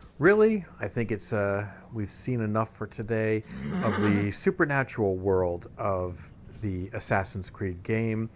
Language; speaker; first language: English; native; English